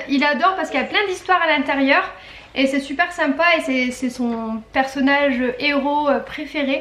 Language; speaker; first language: French; native; French